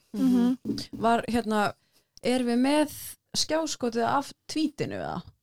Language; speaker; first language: Icelandic; native; Icelandic